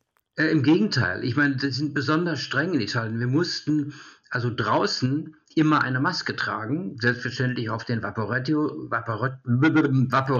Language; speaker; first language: German; early bilingual, heritage; German